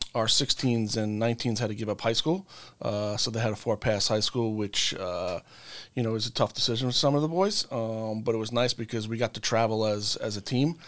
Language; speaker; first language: English; native; English